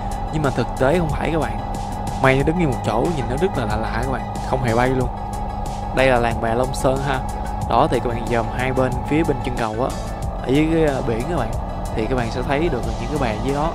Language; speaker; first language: Vietnamese; native; Vietnamese